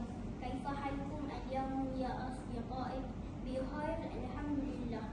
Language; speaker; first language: Arabic; non-native, learner; Malay